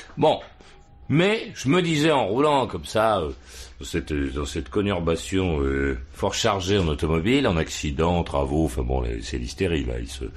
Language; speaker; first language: French; native; French